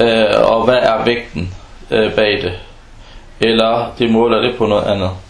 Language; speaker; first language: Danish; early bilingual, other home language; Arabic